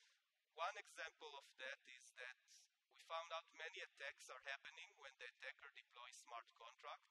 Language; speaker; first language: English; non-native, fluent; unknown